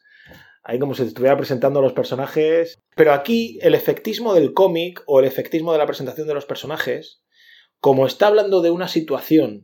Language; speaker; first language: Spanish; native; Spanish